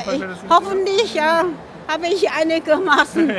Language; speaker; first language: German; non-native, fluent; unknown